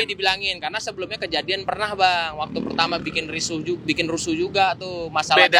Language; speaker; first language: Indonesian; native; Indonesian